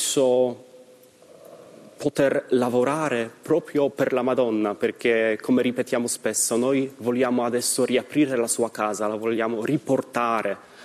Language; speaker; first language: Italian; non-native, fluent; Polish